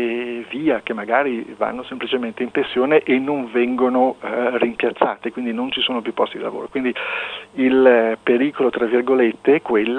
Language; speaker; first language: Italian; native; Italian